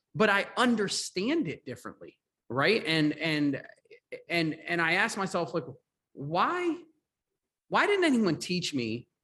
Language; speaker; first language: English; native; English